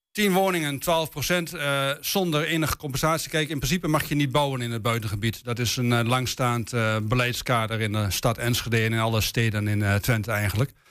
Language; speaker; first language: Dutch; native; Dutch